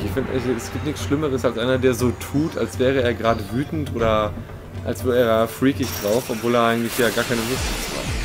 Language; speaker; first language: German; native; German